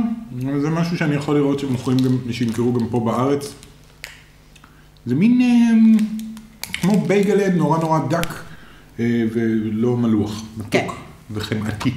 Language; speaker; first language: Hebrew; native; Hebrew